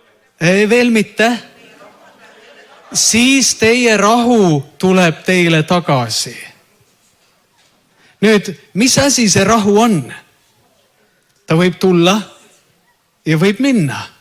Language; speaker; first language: Estonian; native; Estonian